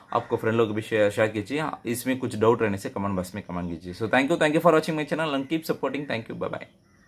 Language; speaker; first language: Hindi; non-native, local second language; Tamil